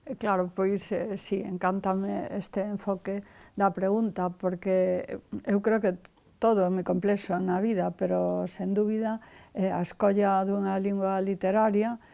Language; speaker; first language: Galician; non-native, local second language; Spanish